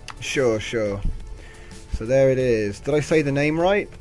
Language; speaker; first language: English; native; English